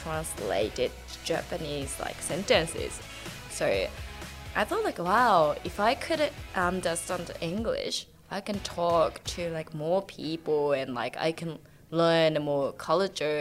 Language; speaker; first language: English; non-native, fluent; Japanese